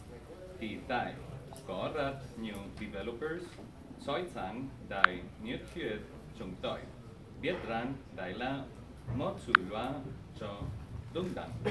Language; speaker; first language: Vietnamese; non-native, learner; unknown